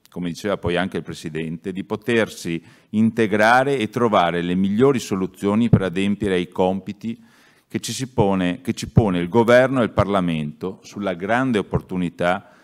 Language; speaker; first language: Italian; native; Italian